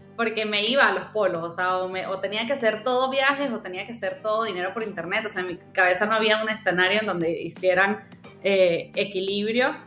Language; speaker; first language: Spanish; native; Spanish